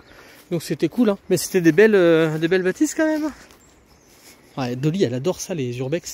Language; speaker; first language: French; native; French